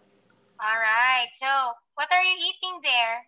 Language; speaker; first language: English; non-native, fluent; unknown